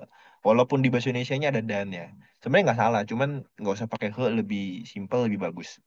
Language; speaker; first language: Indonesian; native; Indonesian